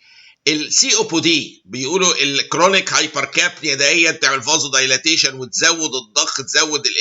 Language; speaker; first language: Arabic; native; Arabic